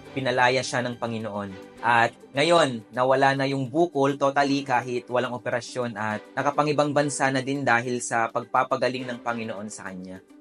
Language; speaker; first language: Filipino; non-native, local second language; Iloko